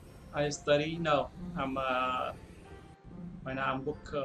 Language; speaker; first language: English; non-native, learner; Vietnamese